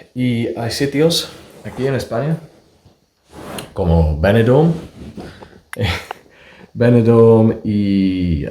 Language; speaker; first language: Spanish; non-native, fluent; English